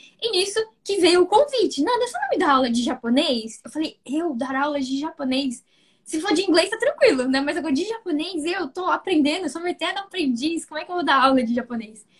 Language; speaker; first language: Portuguese; native; Portuguese